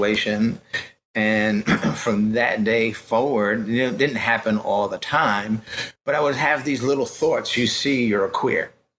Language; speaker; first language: English; native; English